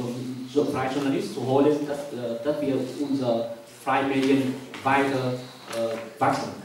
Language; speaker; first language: German; non-native, learner; Vietnamese